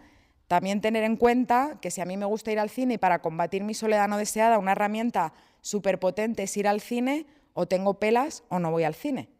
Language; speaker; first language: Spanish; native; Spanish